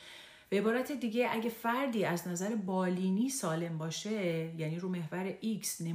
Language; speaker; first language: Persian; native; Persian